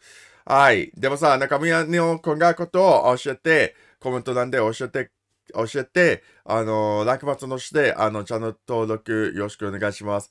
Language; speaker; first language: Japanese; non-native, learner; English